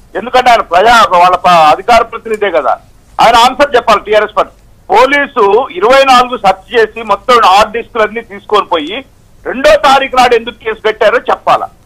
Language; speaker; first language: Telugu; native; Telugu